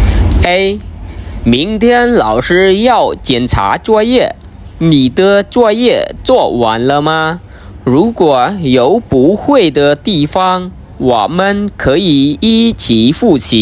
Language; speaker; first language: Chinese; non-native, fluent; Khmer